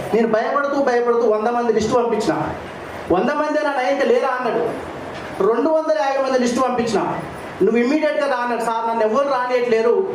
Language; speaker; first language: Telugu; native; Telugu